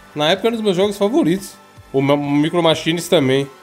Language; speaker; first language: Portuguese; native; Portuguese